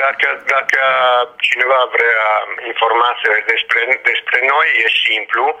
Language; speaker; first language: Romanian; non-native, learner; Italian